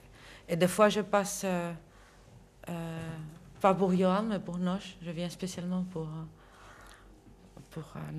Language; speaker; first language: French; non-native, fluent; Dutch